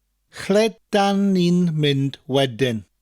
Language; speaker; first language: Welsh; non-native, fluent; English